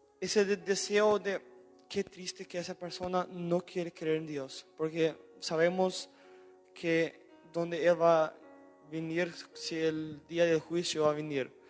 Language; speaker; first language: Spanish; non-native, local second language; German